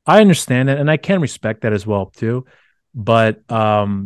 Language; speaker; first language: English; early bilingual, other home language; Spanish